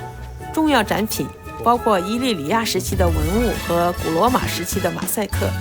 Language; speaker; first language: Chinese; native; Chinese